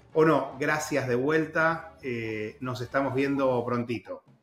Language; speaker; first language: Spanish; native; Spanish